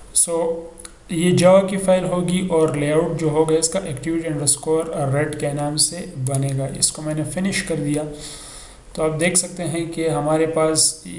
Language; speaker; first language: Urdu; non-native, local second language; Pashto